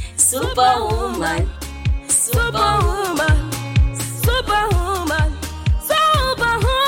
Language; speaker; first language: English; non-native, fluent; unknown